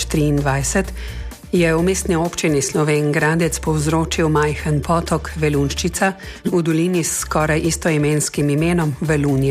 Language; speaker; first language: Slovenian; native; Slovenian